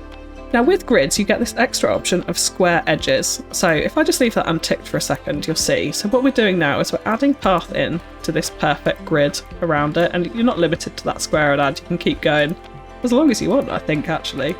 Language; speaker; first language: English; native; English